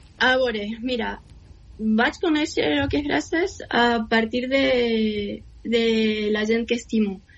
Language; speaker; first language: Catalan; non-native, fluent; Spanish